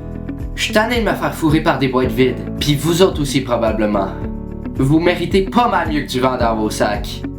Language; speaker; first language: French; native; French